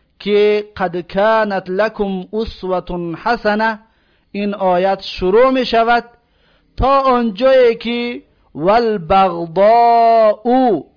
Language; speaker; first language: Persian; native; Persian